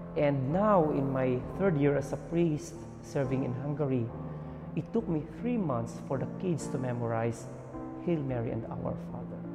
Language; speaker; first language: English; non-native, local second language; Filipino